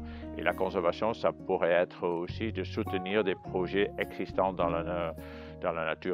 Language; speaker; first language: French; non-native, fluent; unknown